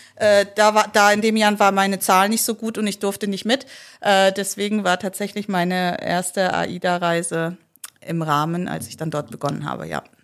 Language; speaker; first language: German; early bilingual, other home language; Polish